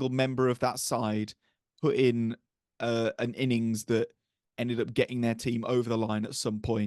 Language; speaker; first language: English; native; English